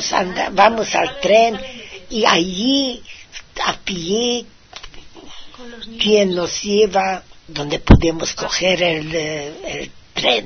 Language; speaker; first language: Spanish; non-native, fluent; Hungarian